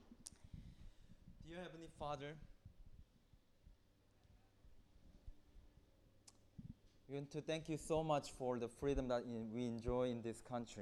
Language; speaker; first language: English; non-native, fluent; Korean